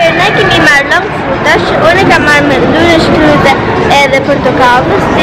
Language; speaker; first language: Albanian; early bilingual, heritage; Albanian